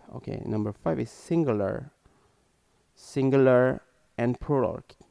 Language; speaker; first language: English; non-native, learner; Indonesian